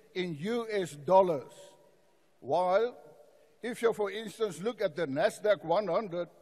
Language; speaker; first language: English; non-native, local second language; Afrikaans